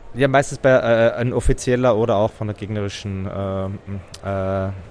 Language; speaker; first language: German; native; German